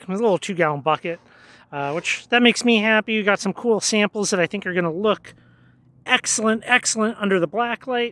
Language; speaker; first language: English; native; English